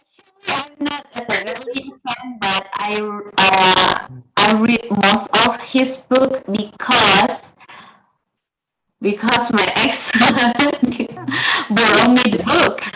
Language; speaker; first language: English; non-native, learner; Indonesian